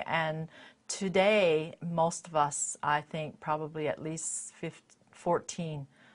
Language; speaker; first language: English; native; English